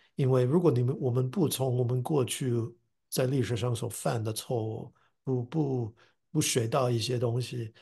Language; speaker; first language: Chinese; non-native, fluent; English